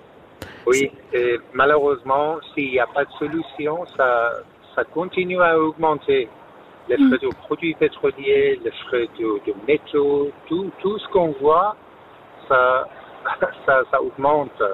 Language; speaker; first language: French; non-native, fluent; Persian